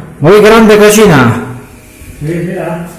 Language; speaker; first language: Spanish; non-native, learner; Polish